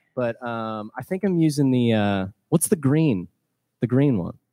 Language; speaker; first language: English; native; English